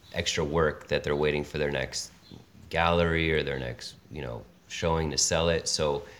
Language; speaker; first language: English; native; English